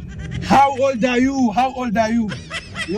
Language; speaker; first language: English; non-native, local second language; Swahili